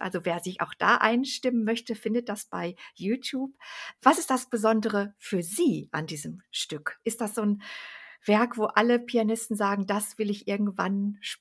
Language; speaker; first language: German; native; German